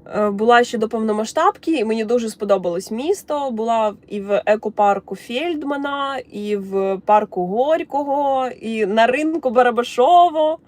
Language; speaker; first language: Ukrainian; non-native, local second language; Russian